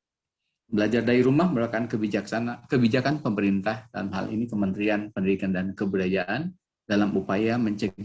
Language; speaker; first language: Indonesian; native; Indonesian